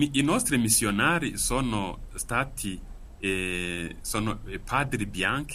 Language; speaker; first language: Italian; non-native, fluent; Kinyarwanda